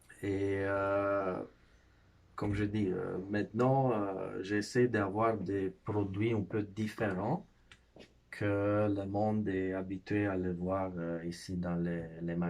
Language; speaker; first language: French; non-native, fluent; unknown